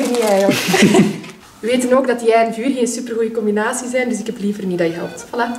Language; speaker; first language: Dutch; native; Dutch